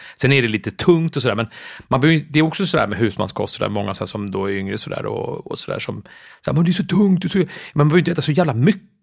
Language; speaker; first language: Swedish; native; Swedish